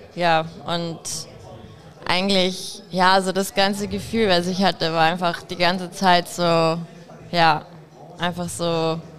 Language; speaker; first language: German; native; German